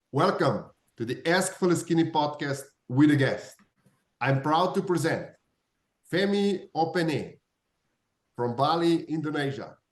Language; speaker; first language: English; non-native, fluent; Slovenian